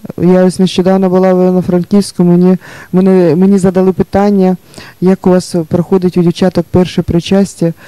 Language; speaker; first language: Ukrainian; native; Ukrainian